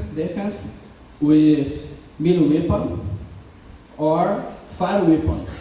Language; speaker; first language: English; non-native, learner; Portuguese